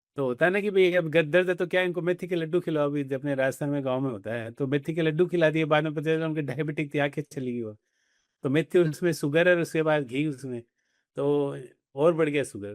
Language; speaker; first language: Hindi; native; Hindi